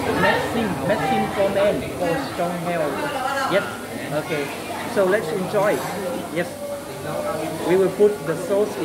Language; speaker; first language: English; non-native, fluent; Vietnamese